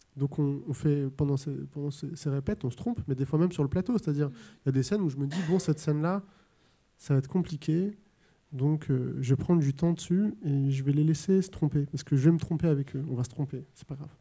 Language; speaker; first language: French; native; French